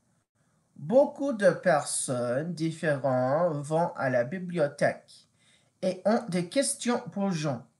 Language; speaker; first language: French; non-native, fluent; English